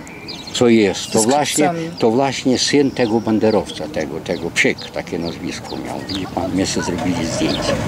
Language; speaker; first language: Polish; early bilingual, heritage; Polish